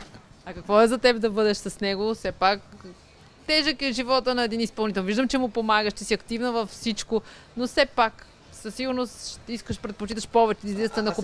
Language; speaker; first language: Bulgarian; native; Bulgarian